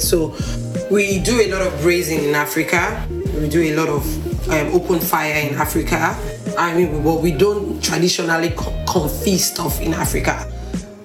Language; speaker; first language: English; non-native, local second language; Igbo